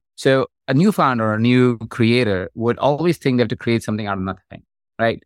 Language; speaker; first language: English; non-native, local second language; Hindi